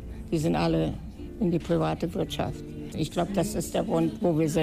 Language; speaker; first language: German; native; German